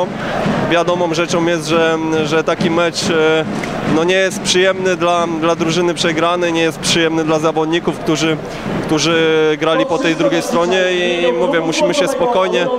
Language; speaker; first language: Polish; native; Polish